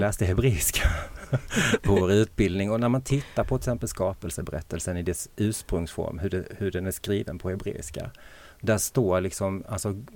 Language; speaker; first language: Swedish; native; Swedish